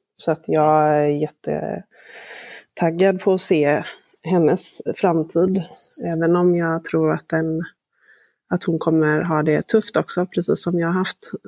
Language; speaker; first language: Swedish; native; Swedish